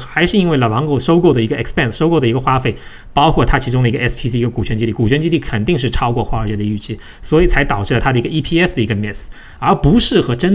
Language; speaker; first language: Chinese; native; Chinese